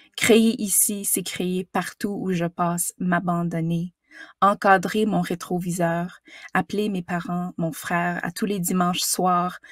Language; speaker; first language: French; native; French